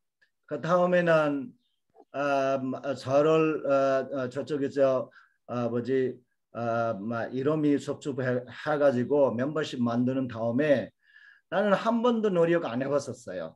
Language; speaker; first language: Korean; non-native, fluent; Bangla